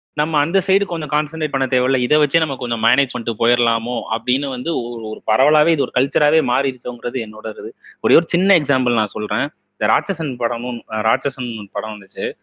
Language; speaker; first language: Tamil; native; Tamil